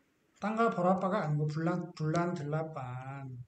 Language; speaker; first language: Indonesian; non-native, fluent; Korean